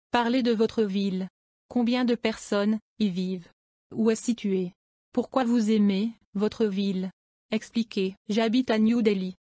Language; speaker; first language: French; non-native, fluent; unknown